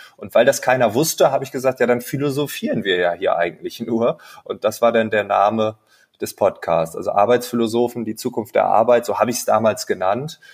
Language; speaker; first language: German; native; German